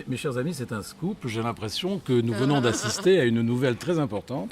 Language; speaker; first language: French; native; French